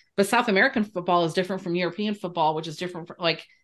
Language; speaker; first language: English; native; English